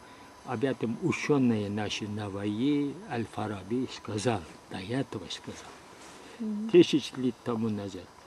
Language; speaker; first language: Russian; non-native, local second language; Uyghur